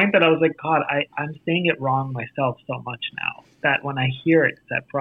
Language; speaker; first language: English; non-native, local second language; Hindi